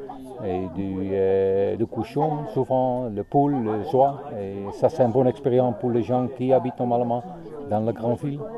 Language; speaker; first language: French; non-native, learner; Dutch